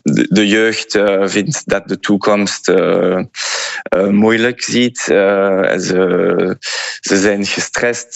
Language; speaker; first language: Dutch; non-native, fluent; French